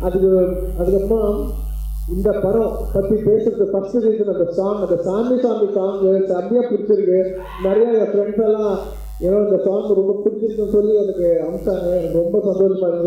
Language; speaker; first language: Tamil; non-native, local second language; Telugu